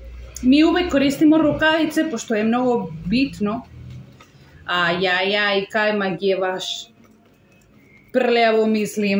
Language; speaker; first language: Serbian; non-native, learner; Spanish